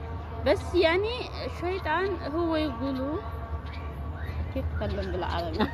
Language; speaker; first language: Arabic; non-native, learner; Amharic